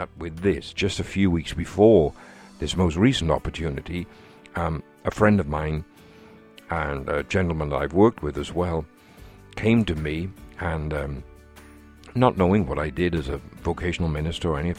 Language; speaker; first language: English; native; English